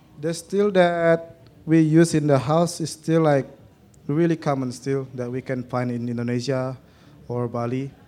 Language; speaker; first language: English; non-native, learner; Indonesian